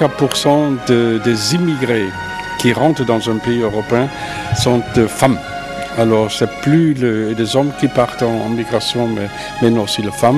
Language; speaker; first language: French; non-native, fluent; German